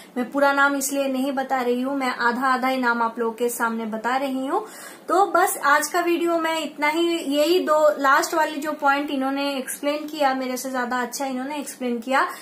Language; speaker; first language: Hindi; non-native, local second language; Bangla